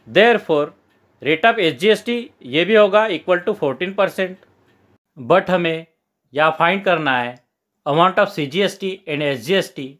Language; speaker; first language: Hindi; non-native, local second language; Marathi